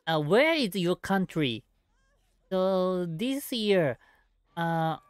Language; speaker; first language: English; non-native, learner; Japanese